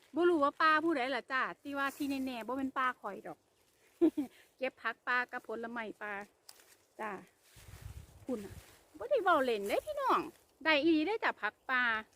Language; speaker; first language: Thai; native; Thai